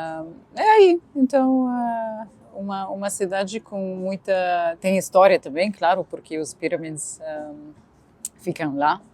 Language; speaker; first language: Portuguese; non-native, fluent; Arabic